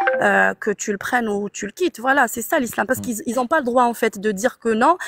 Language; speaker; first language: French; non-native, local second language; Arabic